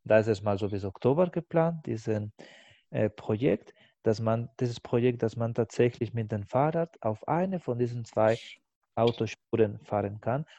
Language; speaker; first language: German; non-native, fluent; Spanish